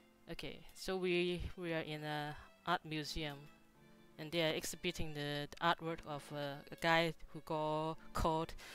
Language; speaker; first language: English; non-native, local second language; Cantonese